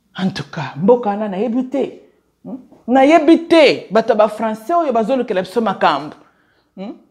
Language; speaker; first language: Lingala; native; Lingala